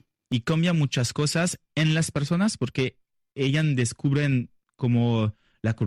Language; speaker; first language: Spanish; non-native, learner; French